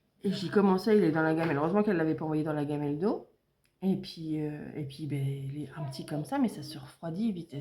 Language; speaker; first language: French; native; French